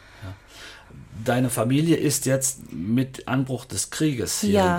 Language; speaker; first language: German; native; German